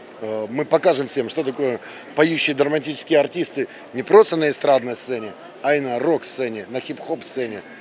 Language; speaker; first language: Russian; native; Russian